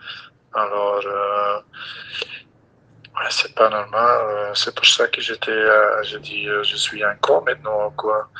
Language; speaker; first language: French; non-native, local second language; Dutch